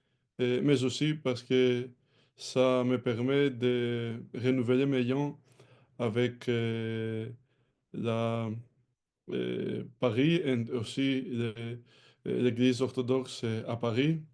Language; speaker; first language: French; non-native, fluent; Greek